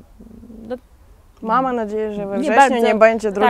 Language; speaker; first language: Polish; non-native, learner; Russian